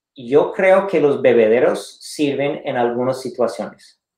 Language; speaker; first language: Spanish; non-native, fluent; English